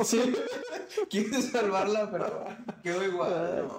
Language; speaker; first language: Spanish; native; Spanish